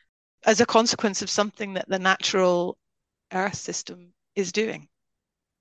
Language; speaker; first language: English; native; English